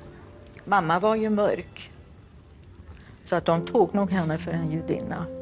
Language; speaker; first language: Swedish; early bilingual, other home language; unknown